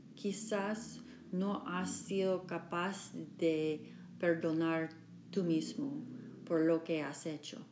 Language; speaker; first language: Spanish; non-native, learner; English